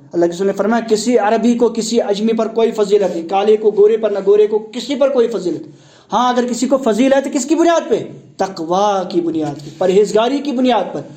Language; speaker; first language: Urdu; non-native, local second language; Kashmiri